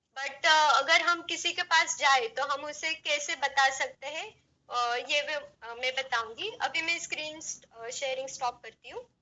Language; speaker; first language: Hindi; non-native, local second language; Marathi